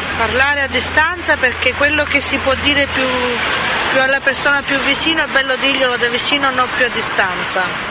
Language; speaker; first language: Italian; native; Italian